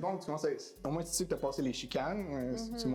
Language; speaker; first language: French; native; French